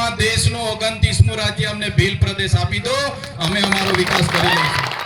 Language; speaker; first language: Gujarati; non-native, local second language; Vasavi